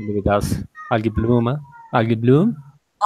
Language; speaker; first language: English; non-native, learner; Spanish